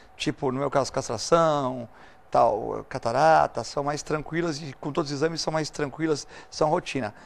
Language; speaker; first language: Portuguese; native; Portuguese